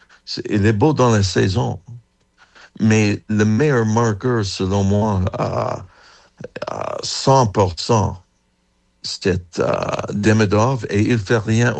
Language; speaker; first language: French; non-native, fluent; English